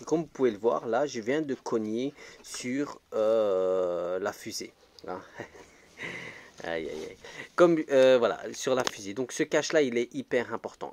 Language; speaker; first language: French; native; French